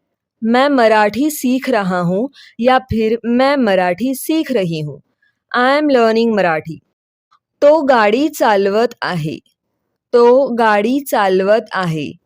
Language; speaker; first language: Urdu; non-native, local second language; Marathi